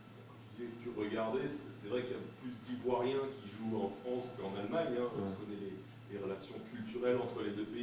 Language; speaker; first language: French; native; French